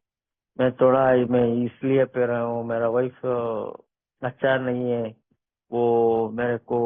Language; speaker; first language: Hindi; non-native, local second language; Kannada